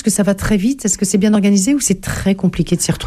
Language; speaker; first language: French; native; French